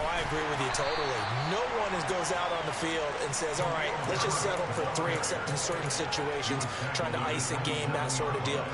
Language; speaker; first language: English; native; English